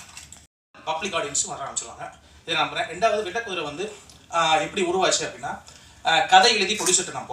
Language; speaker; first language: Tamil; native; Tamil